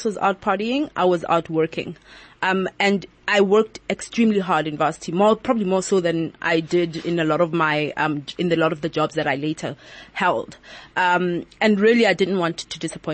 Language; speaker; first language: English; non-native, local second language; Southern Sotho